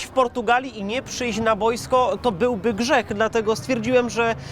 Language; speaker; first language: Polish; native; Polish